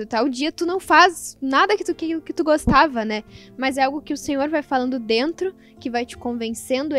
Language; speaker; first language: Portuguese; native; Portuguese